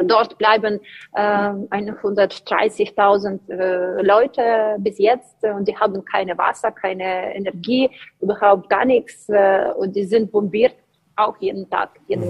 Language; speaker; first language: German; non-native, learner; Ukrainian